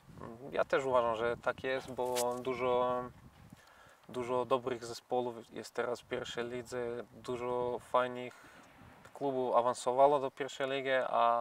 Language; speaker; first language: Polish; non-native, fluent; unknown